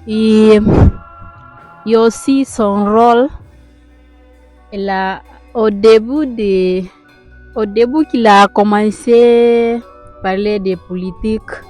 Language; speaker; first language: French; non-native, learner; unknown